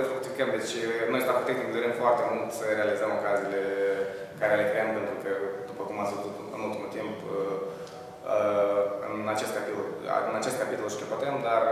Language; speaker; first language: Romanian; native; Romanian